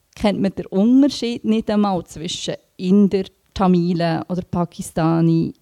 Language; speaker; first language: German; native; German